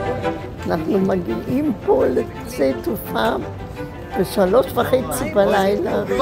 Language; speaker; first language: Hebrew; non-native, fluent; German